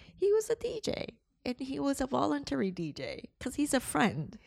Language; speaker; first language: English; non-native, local second language; Cantonese